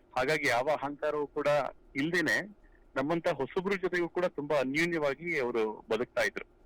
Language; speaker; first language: Kannada; native; Kannada